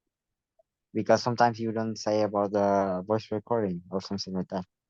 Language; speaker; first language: English; non-native, learner; Vietnamese